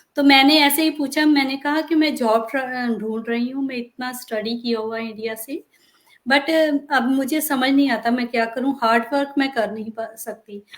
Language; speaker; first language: Hindi; non-native, local second language; Punjabi